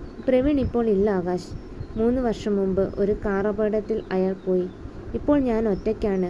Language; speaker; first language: Malayalam; native; Malayalam